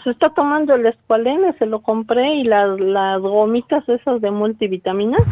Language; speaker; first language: Spanish; early bilingual, heritage; Spanish